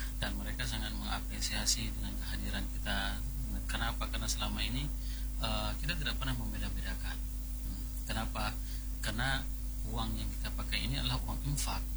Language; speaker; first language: Indonesian; non-native, local second language; Achinese